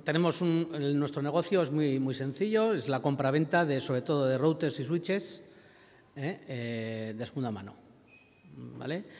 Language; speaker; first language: Spanish; native; Spanish